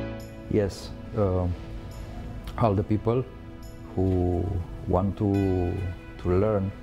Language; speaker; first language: English; non-native, learner; Romanian